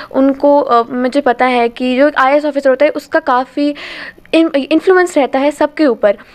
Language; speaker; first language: Hindi; native; Hindi